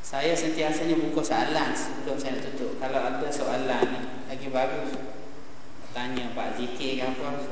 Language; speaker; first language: Malay; early bilingual, heritage; Arabic